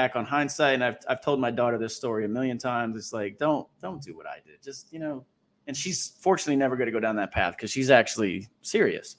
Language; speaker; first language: English; native; English